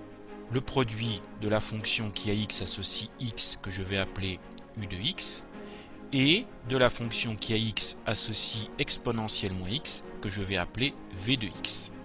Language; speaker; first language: French; native; French